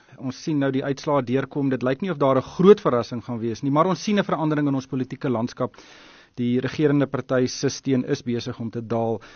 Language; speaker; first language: Afrikaans; native; Afrikaans